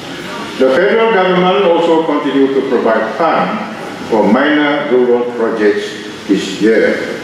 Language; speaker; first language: English; non-native, local second language; Malay